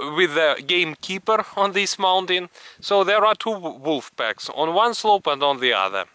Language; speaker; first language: English; non-native, fluent; Russian